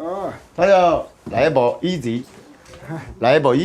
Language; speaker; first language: Chinese; non-native, local second language; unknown